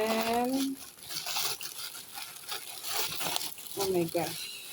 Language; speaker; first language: English; non-native, local second language; Filipino